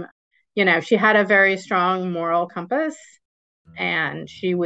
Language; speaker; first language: English; native; English